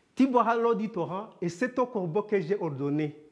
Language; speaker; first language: French; non-native, local second language; Kinyarwanda